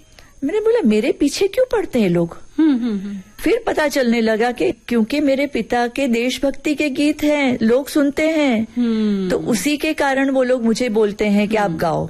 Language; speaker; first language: Hindi; native; Hindi